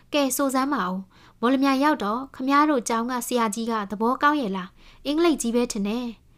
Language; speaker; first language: Burmese; native; Burmese